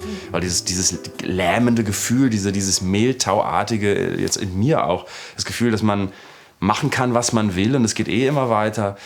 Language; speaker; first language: German; native; German